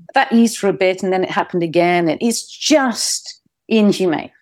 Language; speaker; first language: English; native; English